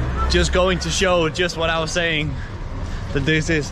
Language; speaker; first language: English; non-native, fluent; Danish